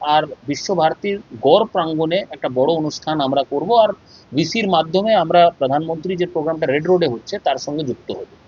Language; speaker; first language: Bangla; non-native, local second language; Hindi